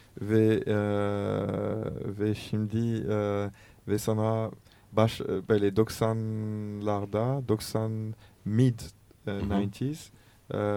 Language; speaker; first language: Turkish; non-native, learner; French